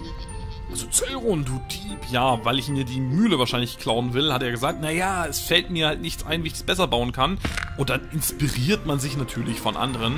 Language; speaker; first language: German; native; German